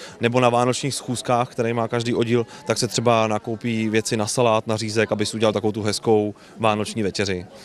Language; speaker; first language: Czech; native; Czech